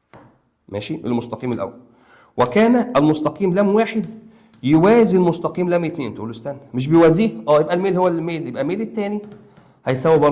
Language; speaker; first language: Arabic; native; Arabic